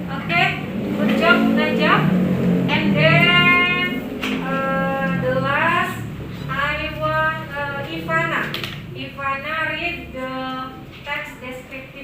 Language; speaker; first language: English; non-native, learner; Indonesian